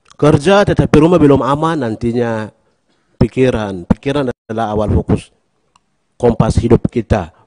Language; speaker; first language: Indonesian; non-native, local second language; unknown